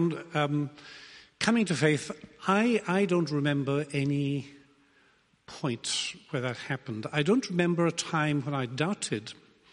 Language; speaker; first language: English; native; English